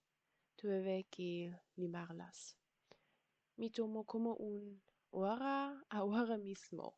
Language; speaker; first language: Spanish; non-native, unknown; German